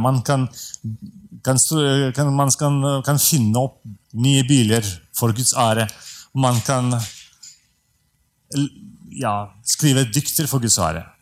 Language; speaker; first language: Norwegian; non-native, fluent; Russian